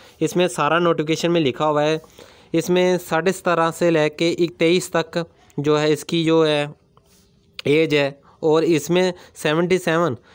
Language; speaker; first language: Hindi; non-native, local second language; Punjabi